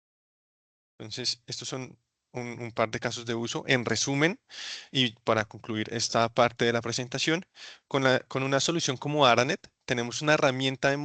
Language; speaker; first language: Spanish; native; Spanish